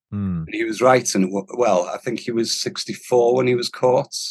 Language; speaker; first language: English; non-native, local second language; Welsh